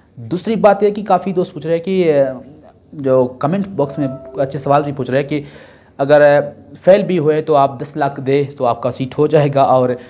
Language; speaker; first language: Urdu; non-native, local second language; Brahui